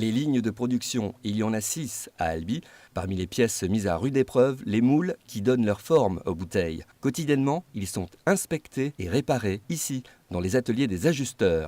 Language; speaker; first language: French; native; French